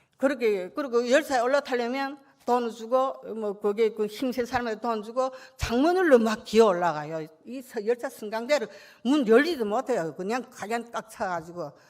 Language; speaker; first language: Korean; native; Korean